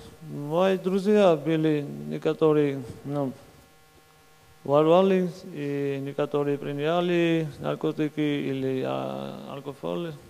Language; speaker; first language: Russian; non-native, learner; Georgian